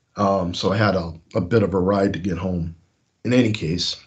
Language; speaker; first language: English; native; English